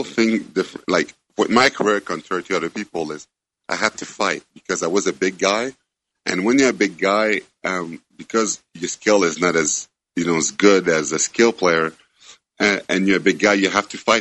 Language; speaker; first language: English; non-native, fluent; French